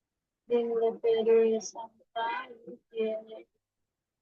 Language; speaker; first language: Spanish; non-native, learner; Bangla